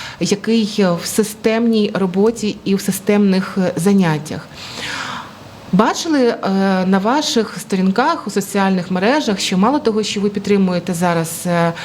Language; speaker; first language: Ukrainian; native; Ukrainian